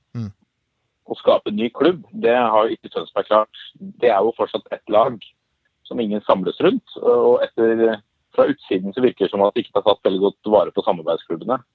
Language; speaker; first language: Norwegian; native; Norwegian